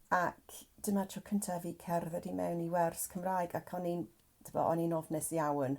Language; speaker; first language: Welsh; non-native, fluent; English